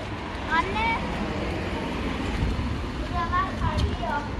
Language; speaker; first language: Turkish; early bilingual, heritage; Turkish